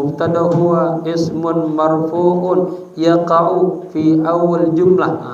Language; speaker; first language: Arabic; non-native, fluent; Indonesian